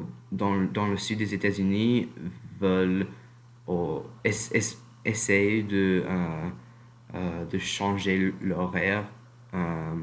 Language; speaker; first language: French; non-native, learner; English